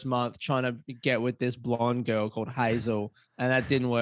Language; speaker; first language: English; native; English